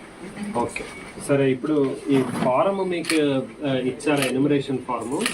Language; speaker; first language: Telugu; native; Telugu